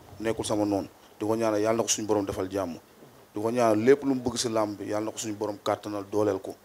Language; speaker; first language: Wolof; non-native, local second language; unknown